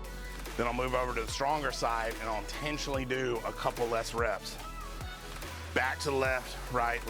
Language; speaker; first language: English; native; English